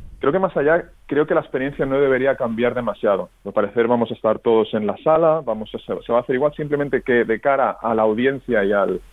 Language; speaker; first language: Spanish; native; Spanish